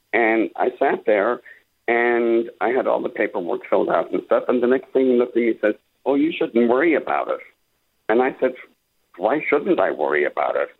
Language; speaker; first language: English; native; English